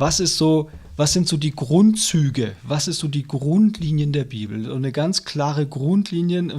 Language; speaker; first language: German; native; German